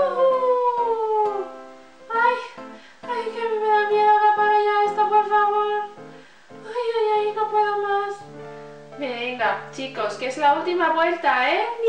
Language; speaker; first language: Spanish; native; Spanish